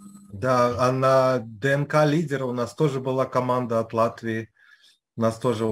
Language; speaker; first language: Russian; native; Russian